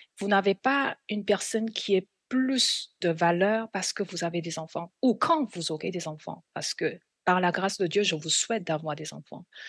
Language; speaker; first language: French; non-native, fluent; Korean